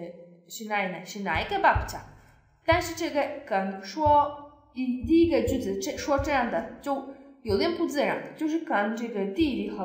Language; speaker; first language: Chinese; non-native, fluent; Polish